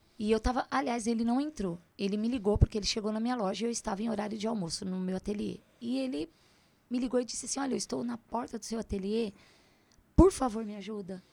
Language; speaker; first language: Portuguese; native; Portuguese